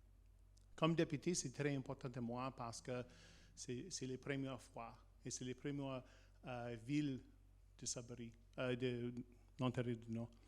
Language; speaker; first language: French; non-native, learner; English